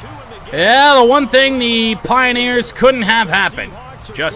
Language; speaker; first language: English; native; English